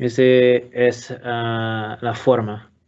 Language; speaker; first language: Spanish; non-native, learner; English